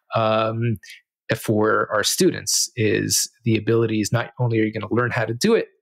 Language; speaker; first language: English; native; English